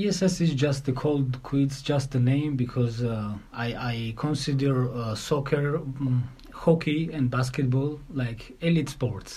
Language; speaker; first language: English; non-native, learner; Georgian